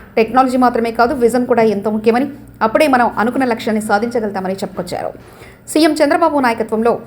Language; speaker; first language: Telugu; native; Telugu